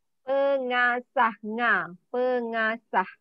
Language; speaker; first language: Malay; native; Malay